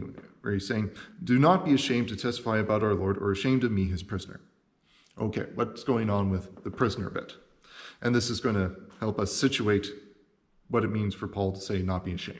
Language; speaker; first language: English; native; English